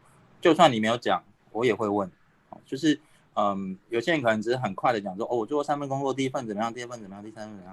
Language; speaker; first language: Chinese; native; Chinese